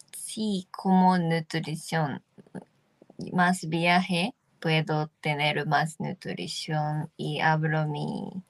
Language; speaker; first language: Spanish; non-native, fluent; Japanese